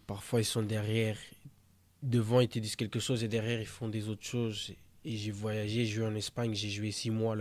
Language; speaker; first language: French; early bilingual, other home language; Portuguese